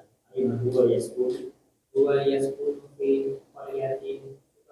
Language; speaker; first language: Arabic; non-native, learner; Indonesian